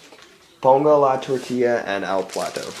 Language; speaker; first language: Spanish; non-native, learner; English